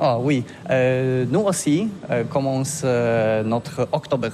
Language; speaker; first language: French; non-native, learner; Polish